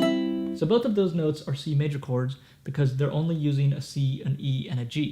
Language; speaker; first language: English; native; English